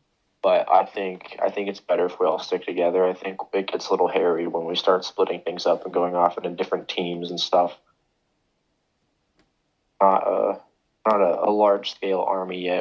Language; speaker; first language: English; native; English